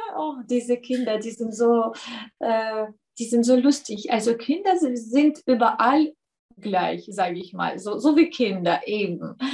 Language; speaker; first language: German; non-native, fluent; Russian